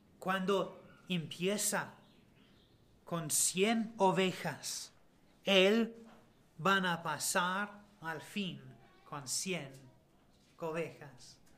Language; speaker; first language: Spanish; non-native, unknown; English